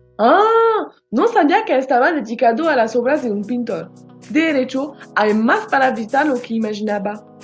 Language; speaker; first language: Spanish; non-native, learner; French